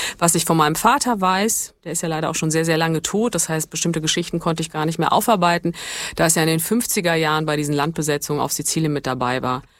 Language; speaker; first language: German; early bilingual, other home language; Italian